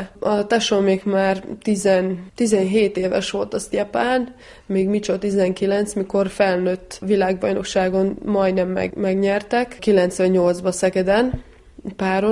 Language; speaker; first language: Hungarian; early bilingual, heritage; Hungarian